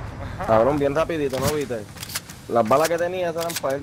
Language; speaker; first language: Spanish; native; Spanish